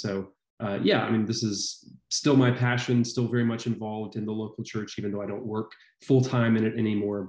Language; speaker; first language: English; native; English